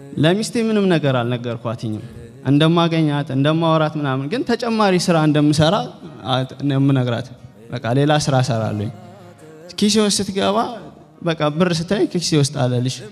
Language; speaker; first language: Amharic; native; Amharic